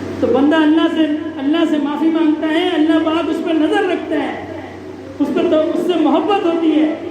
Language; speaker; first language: Urdu; non-native, local second language; Punjabi